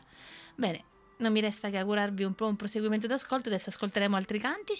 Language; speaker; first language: Italian; native; Italian